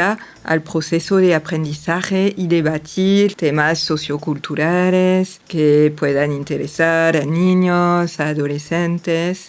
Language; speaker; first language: Spanish; non-native, fluent; French